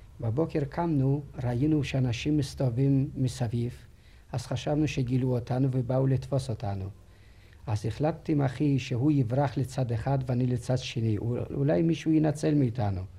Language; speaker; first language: Hebrew; non-native, fluent; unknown